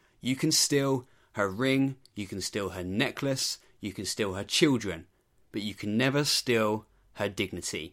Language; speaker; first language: English; native; English